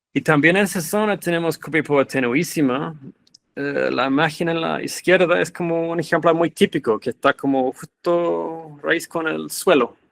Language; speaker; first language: Spanish; non-native, fluent; English